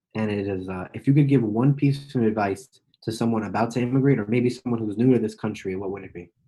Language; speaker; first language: English; native; English